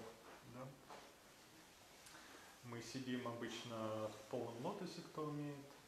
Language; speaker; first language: Russian; native; Russian